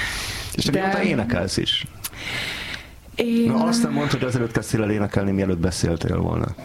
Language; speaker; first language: Hungarian; native; Hungarian